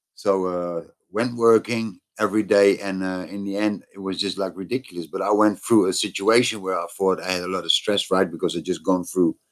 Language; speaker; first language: English; non-native, fluent; Dutch